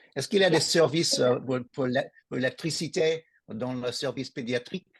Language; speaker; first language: French; non-native, learner; English